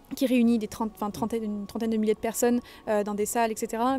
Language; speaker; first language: French; native; French